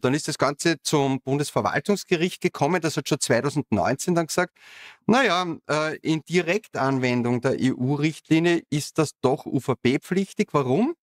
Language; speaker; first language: German; native; German